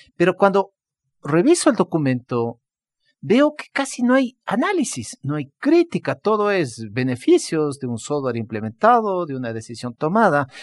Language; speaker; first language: Spanish; native; Spanish